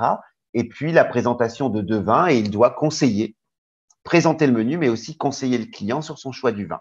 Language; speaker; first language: French; native; French